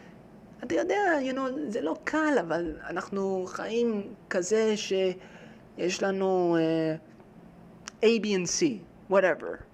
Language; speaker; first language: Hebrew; early bilingual, heritage; Hebrew